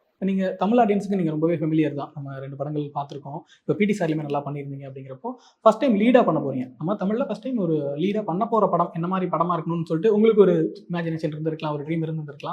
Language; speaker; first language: Tamil; native; Tamil